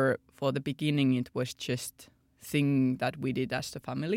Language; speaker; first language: English; non-native, fluent; Finnish